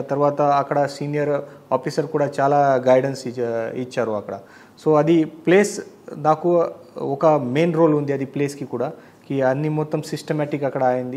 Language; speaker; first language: Telugu; non-native, learner; Marathi